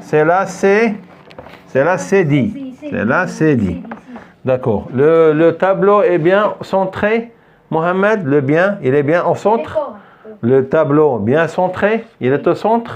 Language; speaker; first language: French; non-native, local second language; Arabic